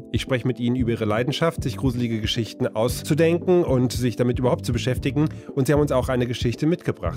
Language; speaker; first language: German; native; German